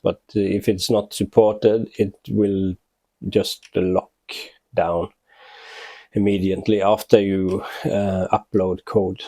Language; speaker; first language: English; non-native, fluent; Norwegian